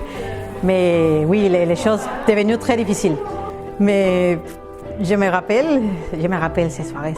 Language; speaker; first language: French; non-native, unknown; Spanish